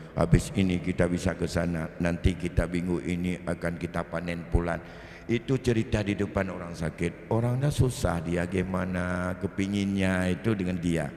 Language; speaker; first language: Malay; non-native, local second language; Achinese